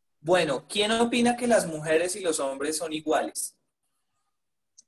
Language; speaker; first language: Spanish; native; Spanish